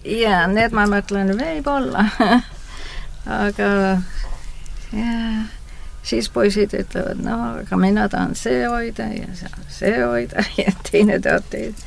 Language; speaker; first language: Estonian; early bilingual, heritage; Estonian